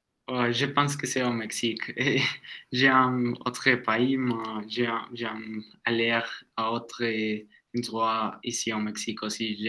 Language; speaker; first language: French; non-native, learner; Spanish